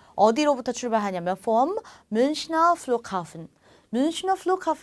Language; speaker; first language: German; non-native, fluent; Korean